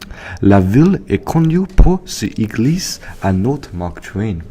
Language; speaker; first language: French; non-native, learner; English